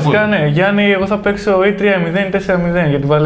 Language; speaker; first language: Greek; native; Greek